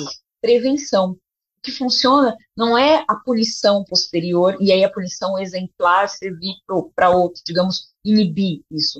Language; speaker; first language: Portuguese; native; Portuguese